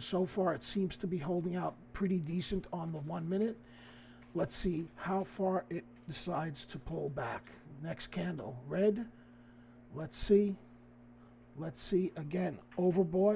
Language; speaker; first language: English; native; English